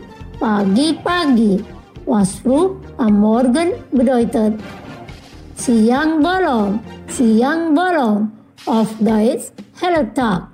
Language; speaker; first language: German; non-native, fluent; Indonesian